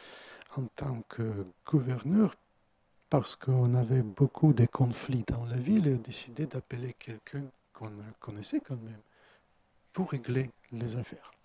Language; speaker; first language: French; non-native, fluent; Russian